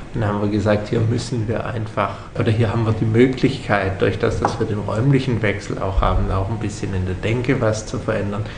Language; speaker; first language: German; native; German